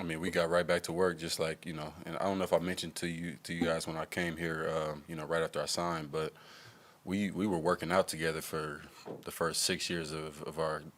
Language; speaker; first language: English; native; English